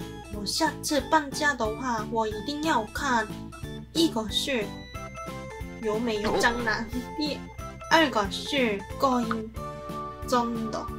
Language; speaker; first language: Chinese; non-native, learner; Korean